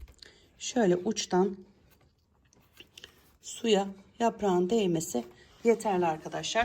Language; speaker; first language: Turkish; native; Turkish